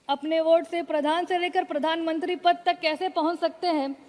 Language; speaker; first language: Hindi; native; Hindi